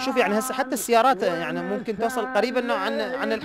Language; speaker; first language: Arabic; native; Arabic